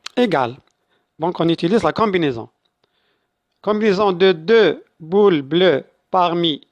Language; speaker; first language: French; non-native, local second language; Arabic